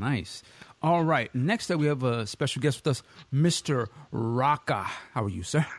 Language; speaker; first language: English; native; English